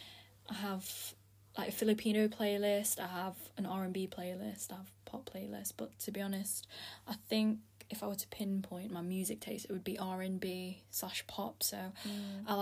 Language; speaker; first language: English; early bilingual, other home language; Filipino